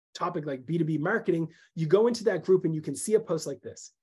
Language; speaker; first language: English; native; English